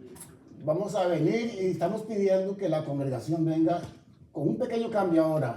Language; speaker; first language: Spanish; native; Spanish